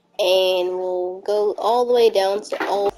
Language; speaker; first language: English; native; English